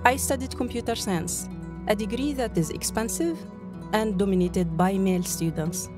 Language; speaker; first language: English; non-native, fluent; Arabic